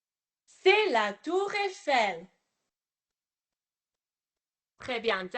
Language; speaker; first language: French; non-native, fluent; Welsh